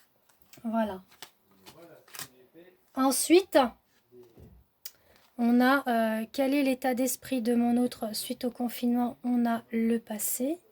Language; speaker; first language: French; native; French